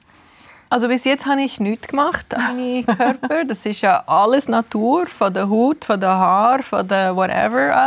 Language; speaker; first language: German; early bilingual, heritage; English